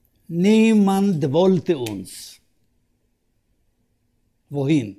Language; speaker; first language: German; non-native, learner; Yiddish